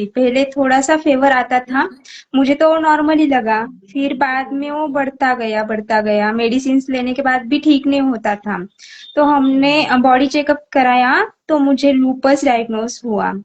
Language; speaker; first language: Hindi; native; Hindi